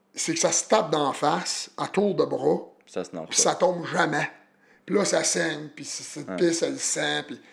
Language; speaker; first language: French; native; French